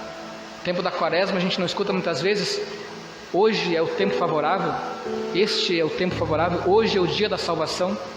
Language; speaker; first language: Portuguese; native; Portuguese